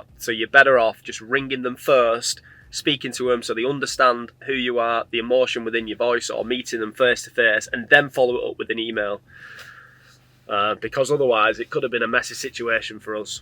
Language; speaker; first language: English; native; English